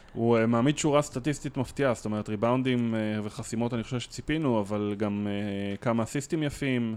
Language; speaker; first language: Hebrew; native; Hebrew